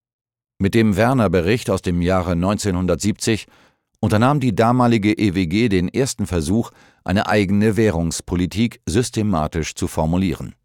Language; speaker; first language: German; native; German